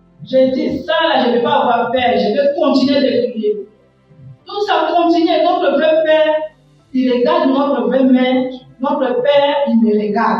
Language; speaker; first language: French; non-native, local second language; Kongo